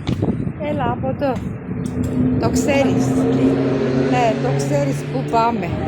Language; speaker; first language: Greek; non-native, fluent; Armenian